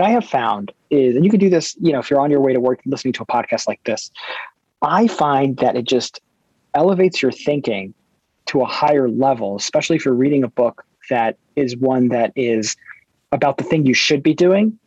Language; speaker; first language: English; early bilingual, other home language; Hebrew